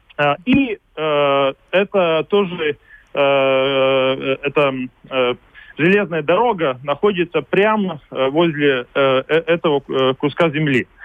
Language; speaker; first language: Russian; non-native, local second language; Latvian